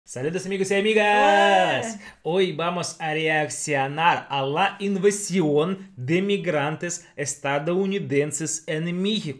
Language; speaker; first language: Spanish; non-native, fluent; Russian